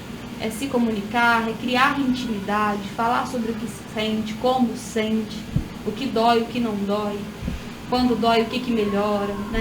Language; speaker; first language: Portuguese; native; Portuguese